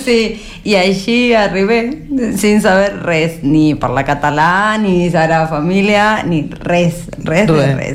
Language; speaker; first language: Catalan; non-native, learner; Spanish